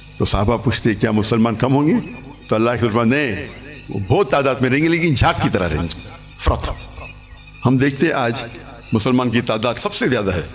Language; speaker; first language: Urdu; non-native, local second language; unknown